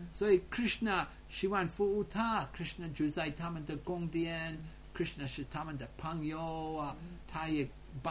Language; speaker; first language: Chinese; non-native, fluent; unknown